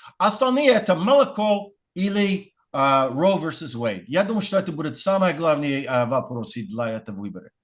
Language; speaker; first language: Russian; non-native, fluent; English